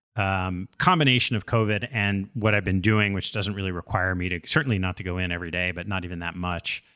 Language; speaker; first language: English; native; English